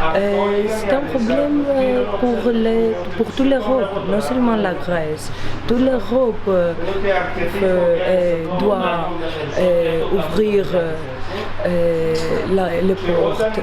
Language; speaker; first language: French; non-native, learner; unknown